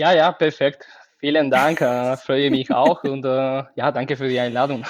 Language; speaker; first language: German; non-native, fluent; Spanish